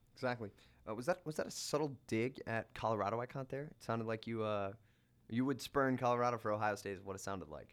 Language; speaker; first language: English; native; English